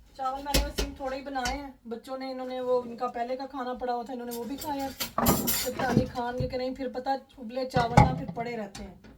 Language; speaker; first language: Urdu; non-native, local second language; Punjabi